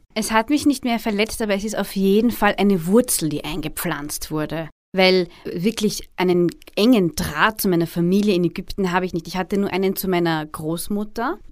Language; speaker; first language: German; early bilingual, other home language; Arabic